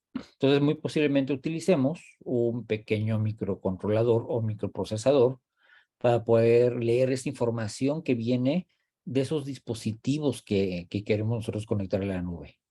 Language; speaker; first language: Spanish; native; Spanish